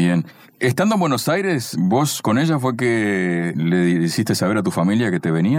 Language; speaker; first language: Spanish; native; Spanish